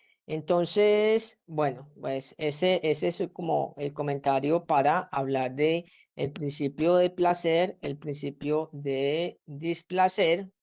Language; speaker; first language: Spanish; native; Spanish